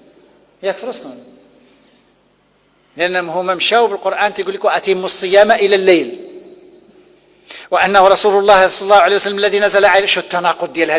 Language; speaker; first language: Arabic; native; Arabic